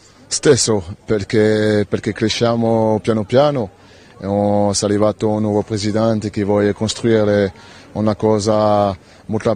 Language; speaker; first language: Italian; non-native, learner; French